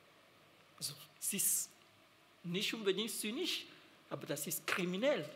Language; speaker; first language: German; non-native, fluent; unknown